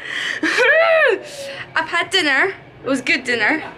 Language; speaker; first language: English; native; English